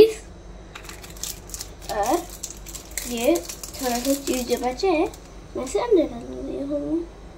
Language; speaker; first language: Hindi; native; Hindi